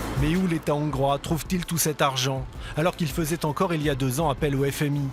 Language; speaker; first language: French; native; French